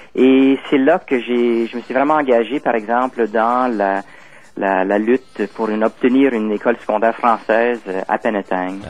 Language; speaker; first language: French; native; French